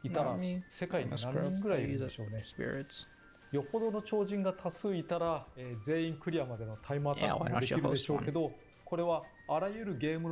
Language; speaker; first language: Japanese; native; Japanese